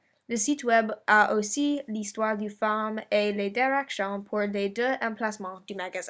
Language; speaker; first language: French; non-native, learner; English